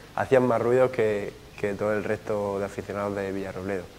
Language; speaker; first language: Spanish; native; Spanish